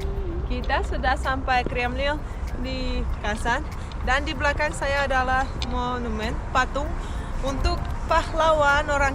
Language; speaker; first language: Indonesian; non-native, fluent; Russian